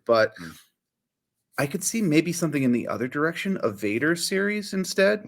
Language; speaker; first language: English; native; English